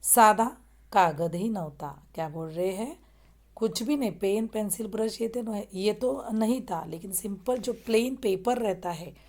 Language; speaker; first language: Hindi; non-native, local second language; Marathi